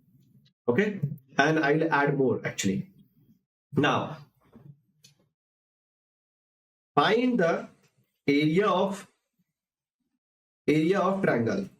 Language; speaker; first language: English; non-native, local second language; Hindi